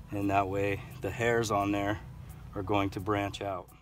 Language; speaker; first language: English; native; English